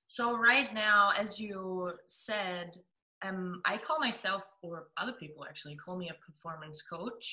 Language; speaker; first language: English; non-native, fluent; German